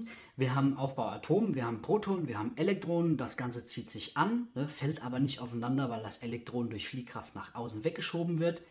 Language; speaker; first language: German; native; German